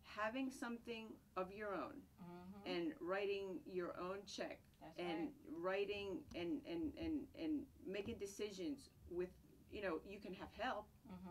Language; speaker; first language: English; non-native, fluent; Greek